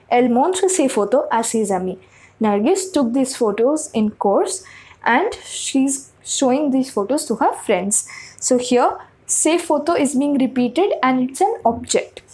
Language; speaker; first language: English; non-native, local second language; Hindi